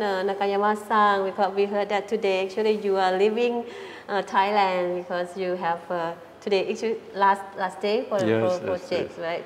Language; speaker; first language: English; non-native, fluent; Thai